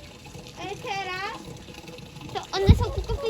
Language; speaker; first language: Polish; early bilingual, heritage; Polish